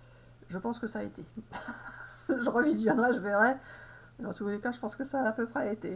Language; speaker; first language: French; native; French